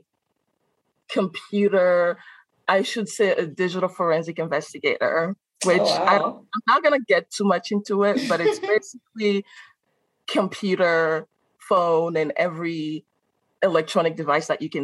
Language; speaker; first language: English; non-native, fluent; French